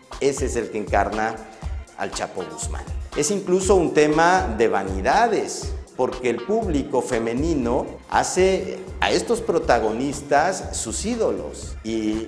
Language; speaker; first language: Spanish; native; Spanish